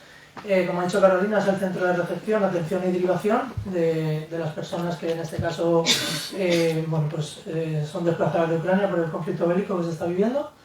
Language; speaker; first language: Spanish; native; Spanish